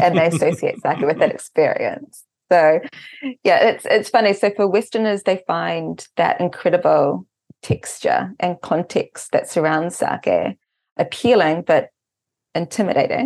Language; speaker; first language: English; native; English